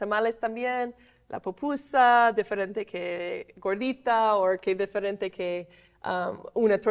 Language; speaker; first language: Spanish; non-native, fluent; English